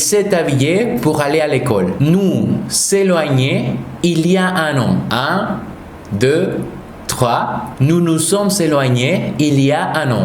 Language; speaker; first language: French; non-native, fluent; Spanish